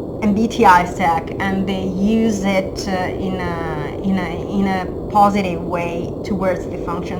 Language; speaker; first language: English; non-native, fluent; Italian